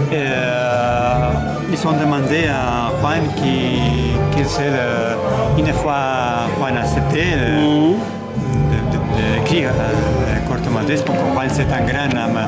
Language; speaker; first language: French; non-native, learner; Catalan